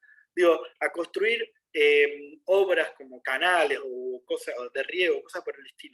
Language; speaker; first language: Spanish; native; Spanish